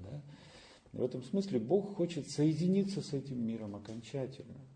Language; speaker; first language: Russian; native; Russian